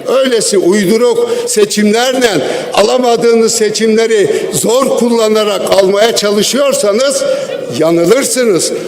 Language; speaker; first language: Turkish; non-native, local second language; Kurdish